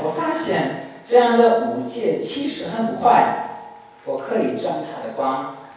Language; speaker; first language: Chinese; non-native, fluent; German